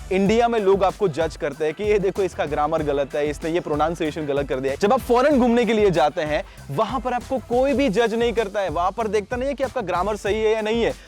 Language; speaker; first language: Hindi; non-native, local second language; Gujarati